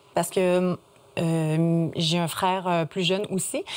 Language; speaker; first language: French; native; French